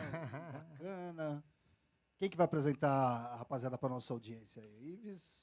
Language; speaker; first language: Portuguese; native; Portuguese